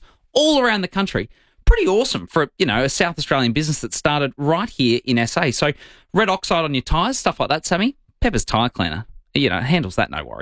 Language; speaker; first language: English; native; English